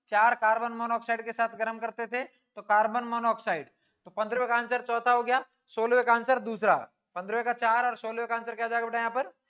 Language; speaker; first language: Hindi; native; Hindi